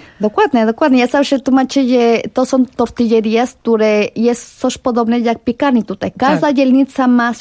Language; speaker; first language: Polish; non-native, fluent; Spanish